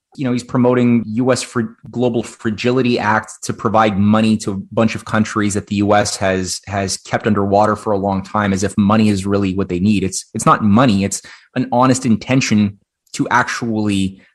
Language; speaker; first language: English; native; English